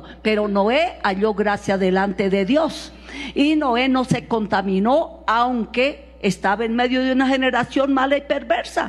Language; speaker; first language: Spanish; native; Spanish